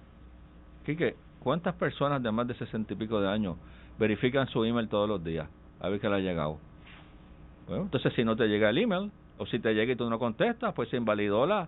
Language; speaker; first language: Spanish; native; Spanish